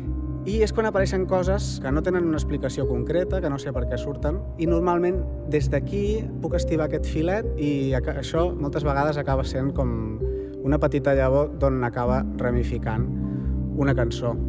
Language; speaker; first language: Catalan; native; Catalan